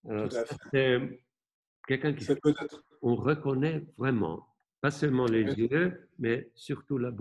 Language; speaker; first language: French; non-native, local second language; German